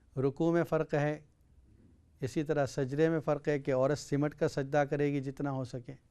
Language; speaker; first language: Urdu; native; Urdu